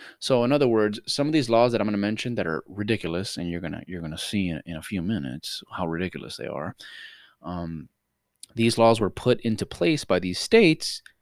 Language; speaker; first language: English; native; English